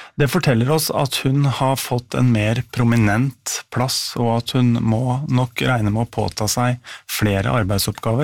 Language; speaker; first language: Norwegian; native; Norwegian